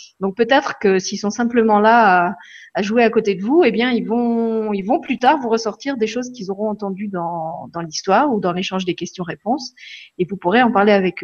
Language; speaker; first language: French; native; French